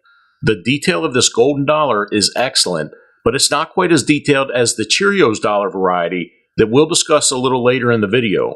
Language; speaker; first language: English; native; English